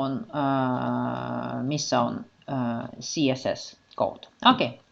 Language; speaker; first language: Finnish; non-native, learner; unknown